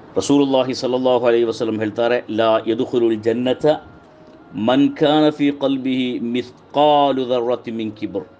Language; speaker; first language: Kannada; non-native, local second language; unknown